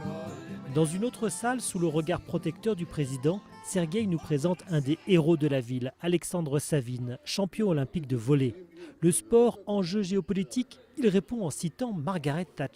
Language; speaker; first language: French; native; French